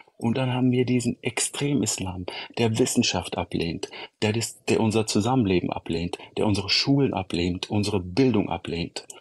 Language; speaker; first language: German; early bilingual, other home language; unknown